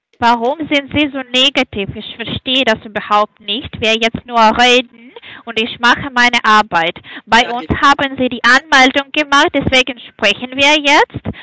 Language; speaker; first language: German; non-native, learner; Hungarian